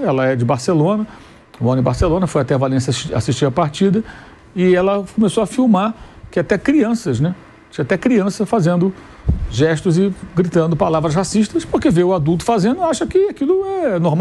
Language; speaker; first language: Portuguese; native; Portuguese